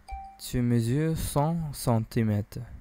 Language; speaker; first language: French; non-native, learner; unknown